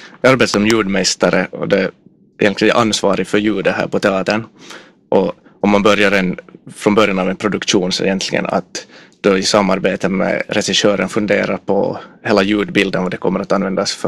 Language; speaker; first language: Swedish; native; Swedish